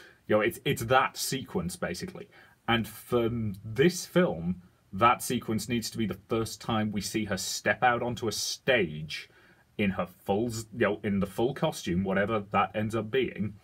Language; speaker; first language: English; native; English